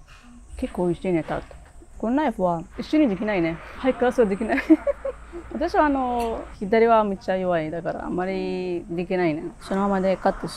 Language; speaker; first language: Japanese; non-native, learner; Arabic